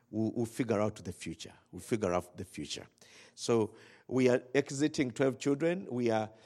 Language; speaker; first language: English; non-native, local second language; Ganda